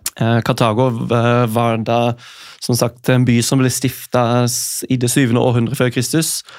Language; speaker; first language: Norwegian; non-native, fluent; German